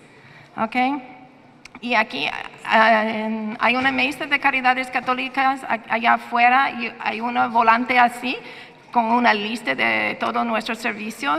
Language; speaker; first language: Spanish; non-native, fluent; English